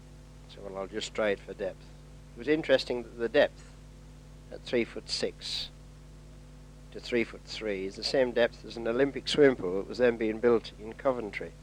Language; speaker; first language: English; native; English